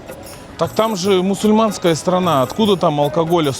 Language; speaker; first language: Russian; native; Russian